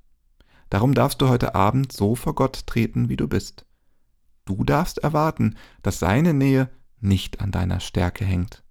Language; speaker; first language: German; native; German